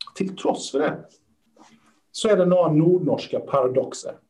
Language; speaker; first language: Swedish; early bilingual, other home language; Persian